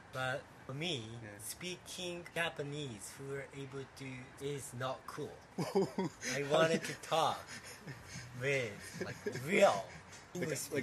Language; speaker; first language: English; non-native, fluent; Japanese